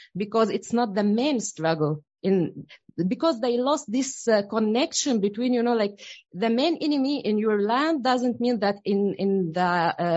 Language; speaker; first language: English; non-native, learner; Arabic